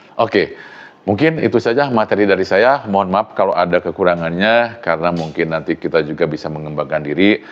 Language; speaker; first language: Indonesian; non-native, local second language; Sundanese